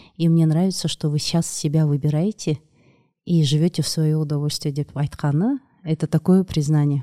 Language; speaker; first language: Russian; non-native, local second language; Kazakh